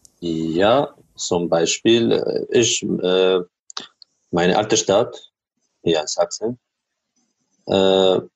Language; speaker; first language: German; non-native, learner; Arabic